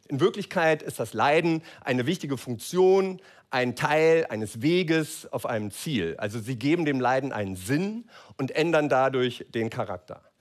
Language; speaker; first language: German; native; German